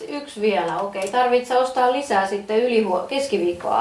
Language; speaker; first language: Finnish; native; Finnish